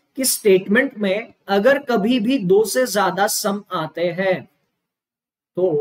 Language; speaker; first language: Hindi; non-native, local second language; Marathi